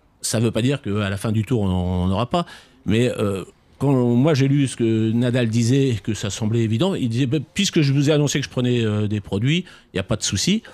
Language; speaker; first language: French; native; French